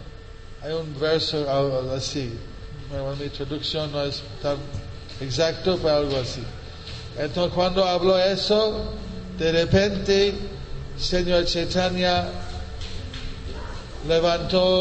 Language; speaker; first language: Spanish; non-native, fluent; English